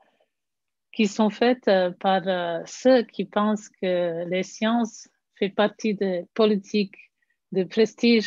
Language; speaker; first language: French; non-native, fluent; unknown